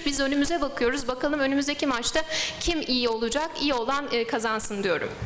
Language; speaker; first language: Turkish; native; Turkish